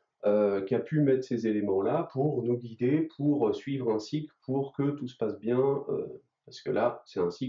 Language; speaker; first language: French; native; French